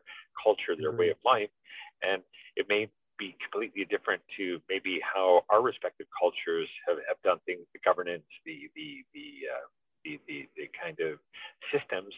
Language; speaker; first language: English; native; English